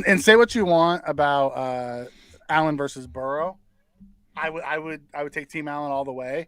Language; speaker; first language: English; native; English